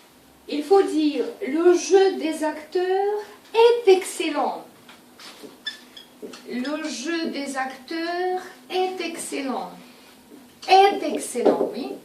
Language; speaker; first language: French; non-native, fluent; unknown